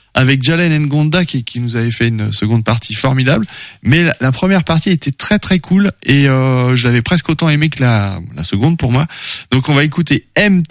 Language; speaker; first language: French; native; French